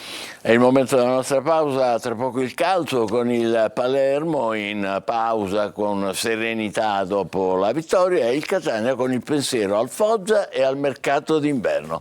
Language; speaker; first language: Italian; native; Italian